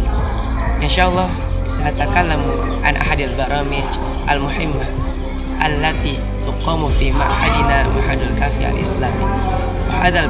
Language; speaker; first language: Arabic; non-native, fluent; Indonesian